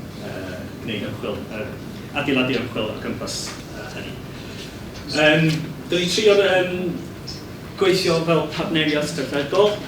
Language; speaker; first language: Welsh; non-native, learner; English